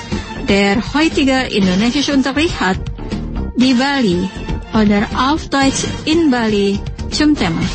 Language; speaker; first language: German; non-native, fluent; Indonesian